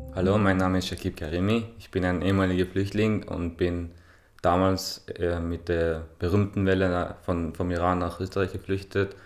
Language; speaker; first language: German; non-native, fluent; Persian